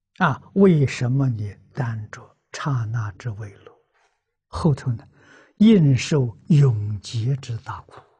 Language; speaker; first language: Chinese; native; Chinese